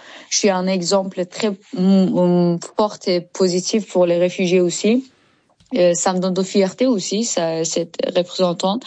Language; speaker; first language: French; non-native, learner; Persian